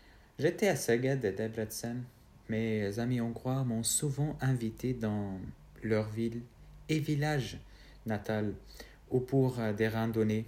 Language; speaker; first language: French; non-native, fluent; Arabic